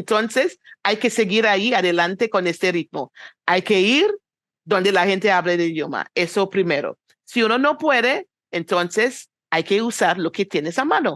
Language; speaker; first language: Spanish; non-native, fluent; English